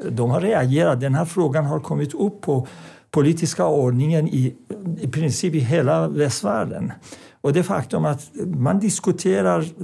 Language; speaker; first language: Swedish; non-native, fluent; Persian